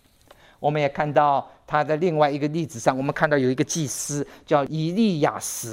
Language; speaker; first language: Chinese; native; Chinese